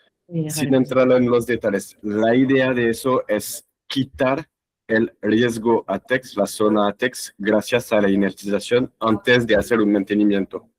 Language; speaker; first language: Spanish; non-native, fluent; French